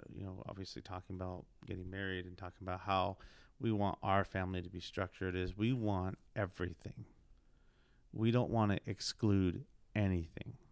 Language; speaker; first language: English; early bilingual, other home language; Spanish